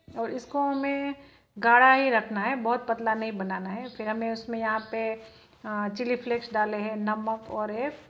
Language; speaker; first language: Hindi; non-native, local second language; Gujarati